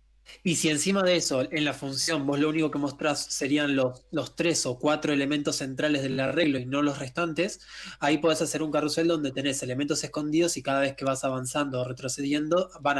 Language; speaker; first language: Spanish; native; Spanish